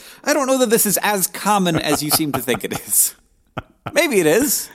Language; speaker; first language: English; native; English